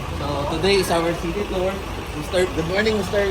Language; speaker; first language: English; non-native, fluent; Filipino